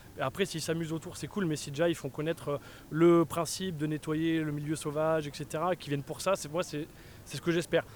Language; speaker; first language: French; native; French